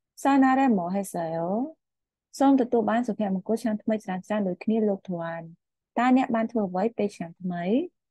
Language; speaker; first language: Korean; non-native, fluent; Khmer